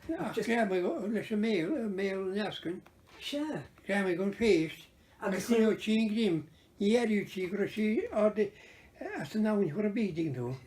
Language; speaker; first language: Irish; native; Irish